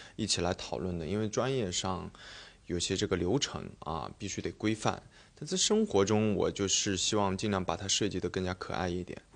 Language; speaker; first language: Chinese; native; Chinese